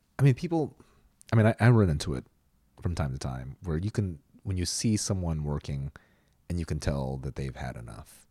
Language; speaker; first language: English; early bilingual, other home language; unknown